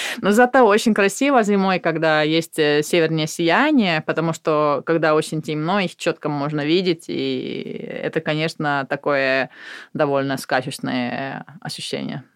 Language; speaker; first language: Russian; non-native, fluent; Finnish